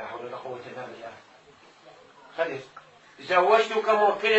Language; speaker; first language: Arabic; native; Arabic